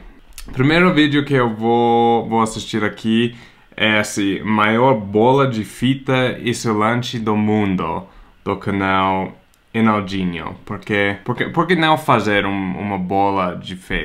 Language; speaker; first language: Portuguese; non-native, fluent; English